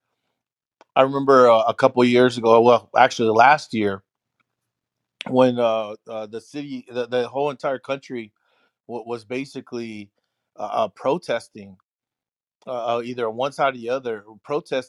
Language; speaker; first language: English; early bilingual, other home language; Spanish